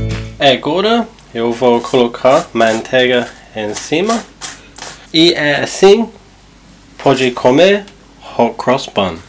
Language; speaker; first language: Portuguese; non-native, learner; English